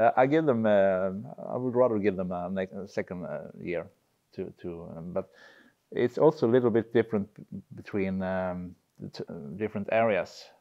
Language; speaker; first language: English; non-native, fluent; Swedish